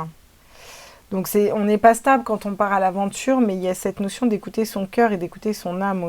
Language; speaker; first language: French; native; French